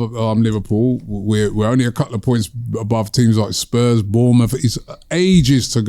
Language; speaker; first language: English; native; English